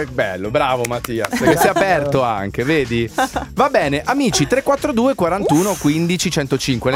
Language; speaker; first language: Italian; native; Italian